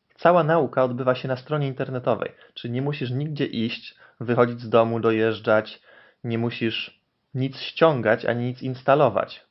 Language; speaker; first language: Polish; native; Polish